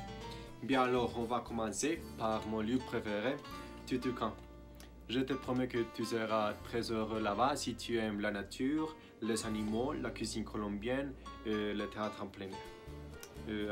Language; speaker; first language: French; non-native, learner; Spanish